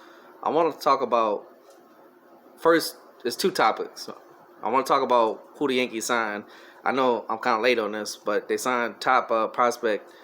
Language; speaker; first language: English; native; English